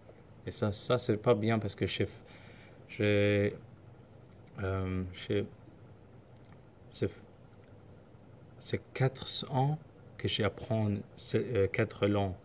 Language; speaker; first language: French; non-native, learner; Somali